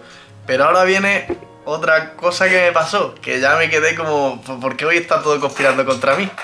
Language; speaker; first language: Spanish; native; Spanish